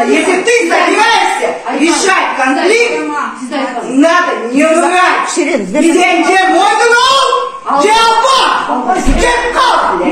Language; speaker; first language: Russian; non-native, local second language; Kyrgyz